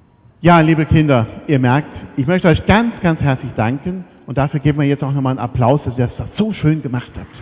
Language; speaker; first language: German; native; German